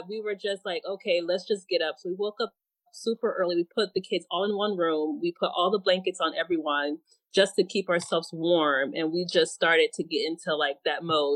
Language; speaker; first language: English; native; English